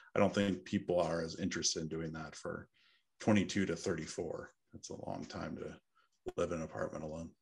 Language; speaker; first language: English; native; English